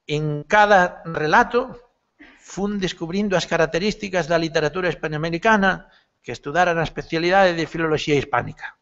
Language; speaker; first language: Galician; native; Galician